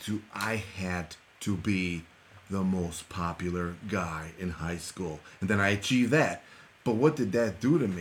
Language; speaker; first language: English; early bilingual, other home language; Spanish